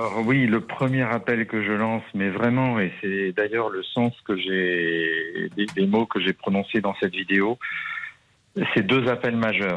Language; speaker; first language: French; native; French